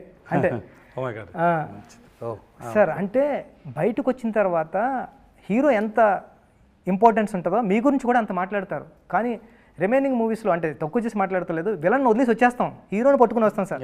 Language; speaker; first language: Telugu; native; Telugu